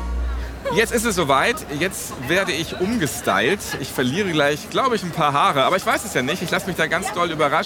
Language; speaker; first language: German; native; German